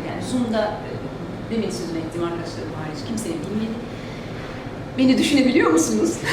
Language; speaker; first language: Turkish; native; Turkish